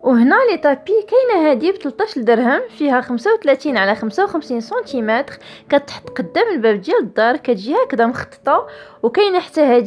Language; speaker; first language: Arabic; native; Arabic